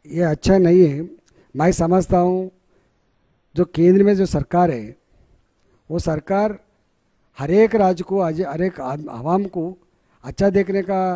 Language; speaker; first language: Hindi; non-native, local second language; Telugu